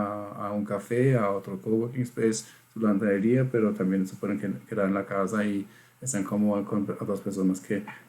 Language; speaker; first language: Spanish; non-native, fluent; German